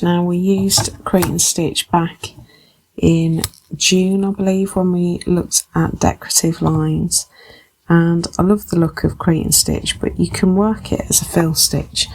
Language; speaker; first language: English; native; English